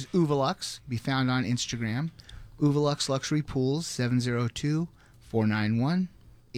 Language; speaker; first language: English; native; English